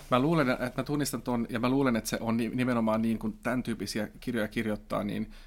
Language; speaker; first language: Finnish; non-native, local second language; Swedish